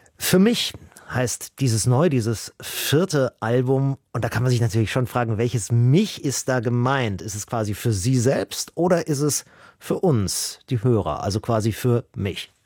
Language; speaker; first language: German; native; German